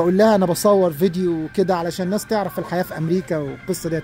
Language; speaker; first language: Arabic; native; Arabic